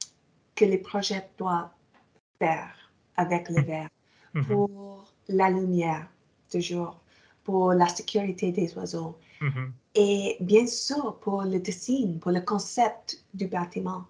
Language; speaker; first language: French; non-native, fluent; English